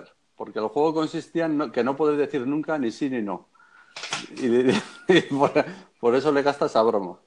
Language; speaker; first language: Spanish; native; Spanish